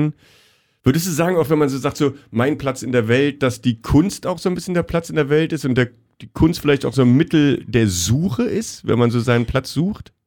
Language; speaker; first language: German; native; German